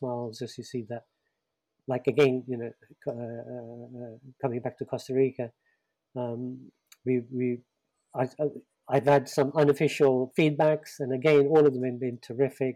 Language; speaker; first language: English; native; English